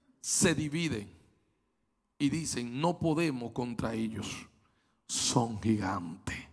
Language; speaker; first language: Spanish; native; Spanish